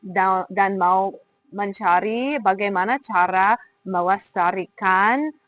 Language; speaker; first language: Indonesian; non-native, fluent; English